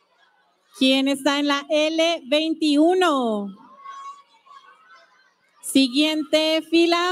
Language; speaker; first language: Spanish; native; Spanish